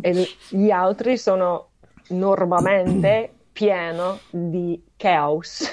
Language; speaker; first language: Italian; non-native, learner; English